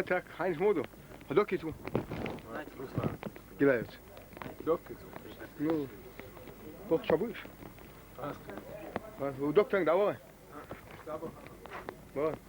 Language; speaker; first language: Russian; non-native, local second language; Chechen